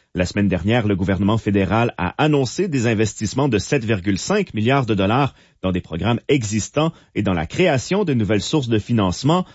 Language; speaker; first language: French; native; French